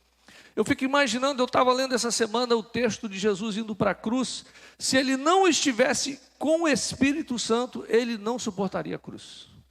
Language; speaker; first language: Portuguese; native; Portuguese